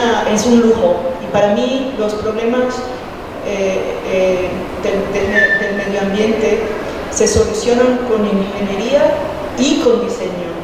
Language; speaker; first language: Spanish; early bilingual, heritage; Spanish